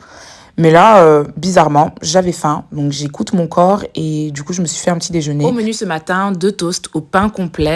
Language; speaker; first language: French; native; French